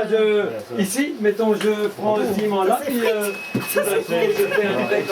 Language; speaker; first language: French; native; French